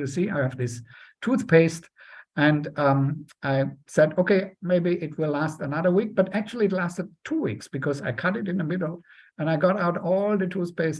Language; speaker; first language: English; non-native, fluent; German